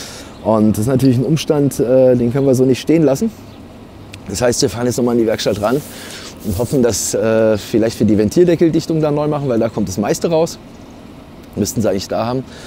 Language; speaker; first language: German; native; German